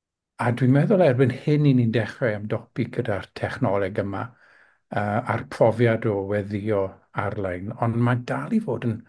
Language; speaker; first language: Welsh; non-native, local second language; English